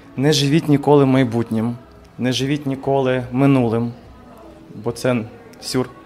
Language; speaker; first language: Ukrainian; native; Ukrainian